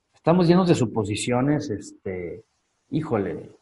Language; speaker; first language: Spanish; native; Spanish